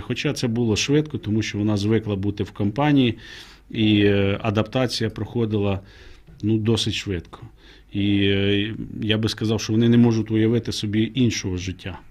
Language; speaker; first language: Ukrainian; native; Ukrainian